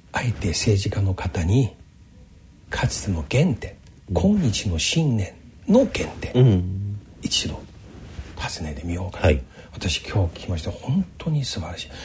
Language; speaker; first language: Japanese; non-native, fluent; Chinese